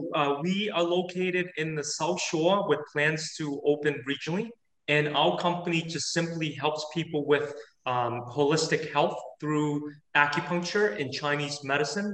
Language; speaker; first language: English; native; English